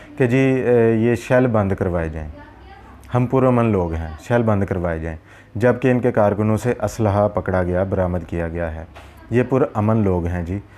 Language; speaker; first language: Urdu; non-native, local second language; Punjabi